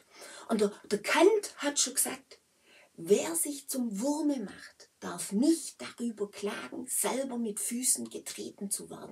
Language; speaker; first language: German; native; German